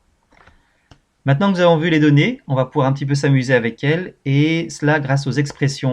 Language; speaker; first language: French; native; French